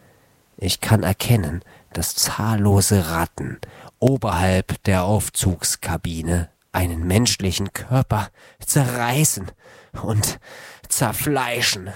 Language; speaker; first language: German; native; German